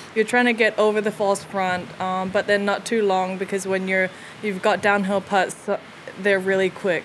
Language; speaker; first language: English; early bilingual, other home language; Korean